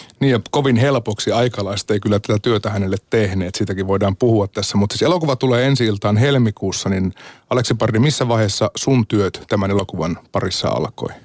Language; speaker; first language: Finnish; native; Finnish